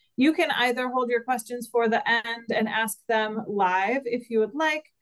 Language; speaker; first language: English; native; English